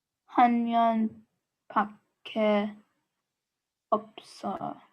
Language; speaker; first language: Korean; non-native, learner; English